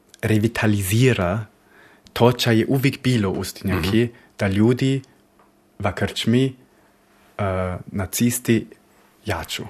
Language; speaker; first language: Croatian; early bilingual, heritage; Croatian